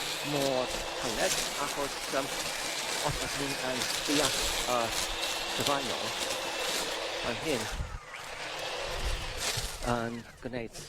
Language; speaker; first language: Welsh; non-native, learner; English